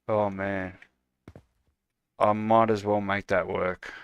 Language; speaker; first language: English; native; English